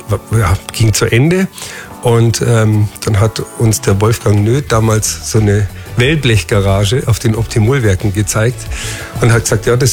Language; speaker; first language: German; native; German